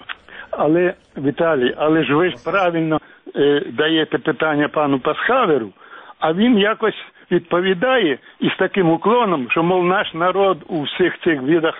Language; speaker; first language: Ukrainian; native; Ukrainian